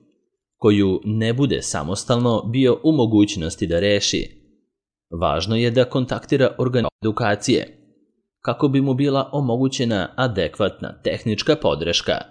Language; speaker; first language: Serbian; native; Serbian